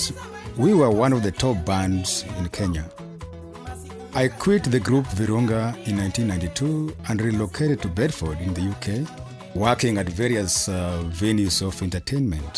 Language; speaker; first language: English; non-native, local second language; Luo (Kenya and Tanzania)